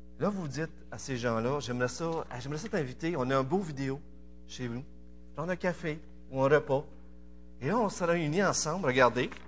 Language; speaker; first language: French; native; French